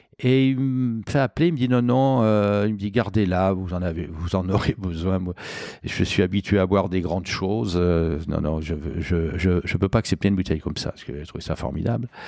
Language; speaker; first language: French; native; French